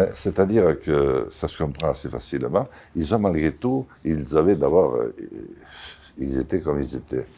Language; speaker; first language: French; non-native, local second language; Occitan